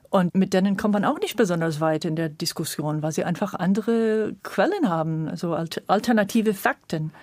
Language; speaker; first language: German; non-native, fluent; English